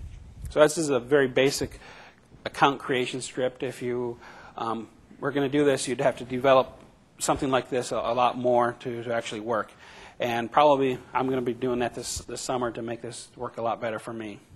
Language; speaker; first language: English; native; English